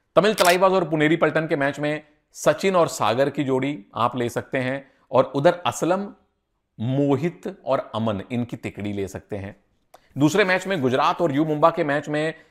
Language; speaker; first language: Hindi; native; Hindi